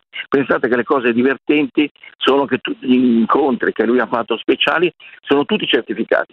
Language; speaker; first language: Italian; native; Italian